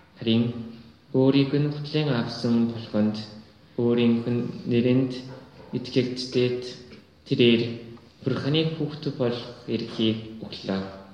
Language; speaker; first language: Mongolian; native; Mongolian